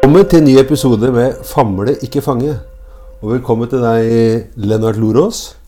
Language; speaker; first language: Norwegian; native; Norwegian